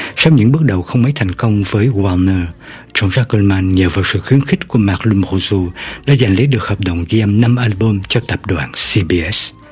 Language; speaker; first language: Vietnamese; native; Vietnamese